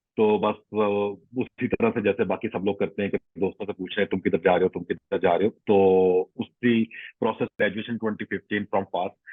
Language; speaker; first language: Urdu; non-native, local second language; Punjabi